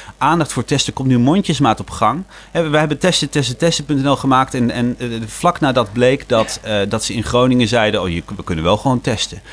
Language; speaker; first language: Dutch; native; Dutch